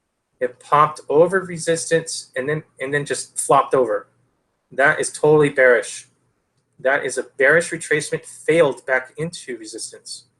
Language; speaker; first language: English; native; English